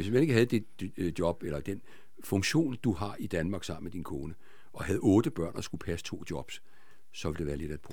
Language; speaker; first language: Danish; native; Danish